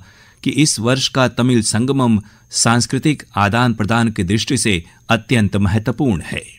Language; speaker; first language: Hindi; native; Hindi